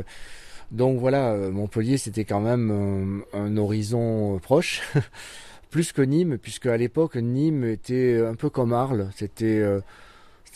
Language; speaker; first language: French; native; French